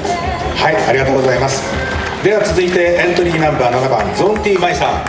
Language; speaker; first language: Japanese; native; Japanese